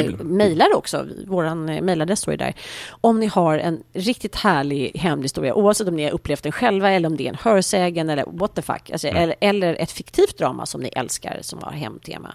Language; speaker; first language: Swedish; native; Swedish